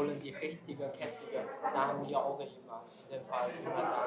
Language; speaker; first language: German; non-native, learner; Chinese